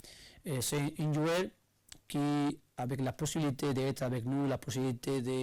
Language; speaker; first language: French; non-native, learner; Spanish